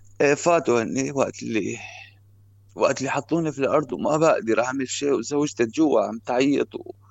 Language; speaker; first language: Arabic; native; Arabic